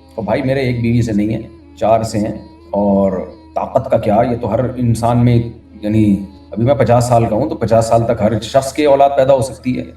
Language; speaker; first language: Urdu; native; Urdu